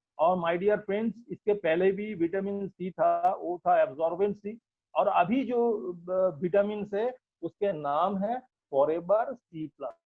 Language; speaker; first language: Hindi; non-native, local second language; Bangla